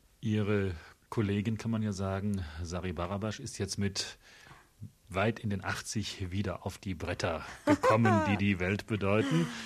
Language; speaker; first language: German; native; German